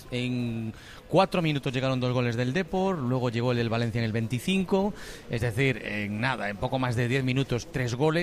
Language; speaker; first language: Spanish; native; Spanish